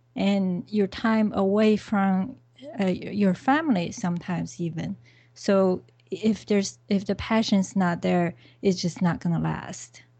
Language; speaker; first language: English; non-native, fluent; Chinese